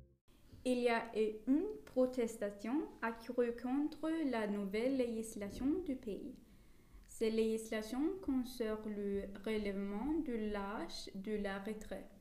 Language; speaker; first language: French; non-native, learner; Swedish